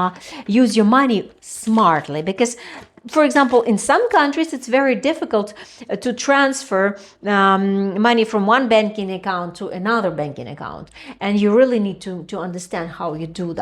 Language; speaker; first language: English; non-native, fluent; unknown